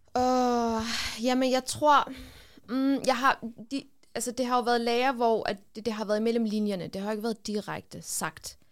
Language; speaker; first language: Danish; early bilingual, other home language; Kurdish